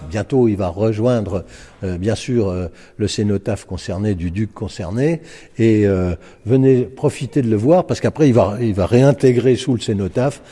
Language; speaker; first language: French; native; French